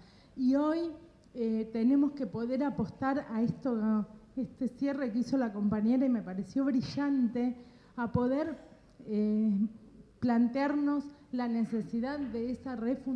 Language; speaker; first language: Spanish; native; Spanish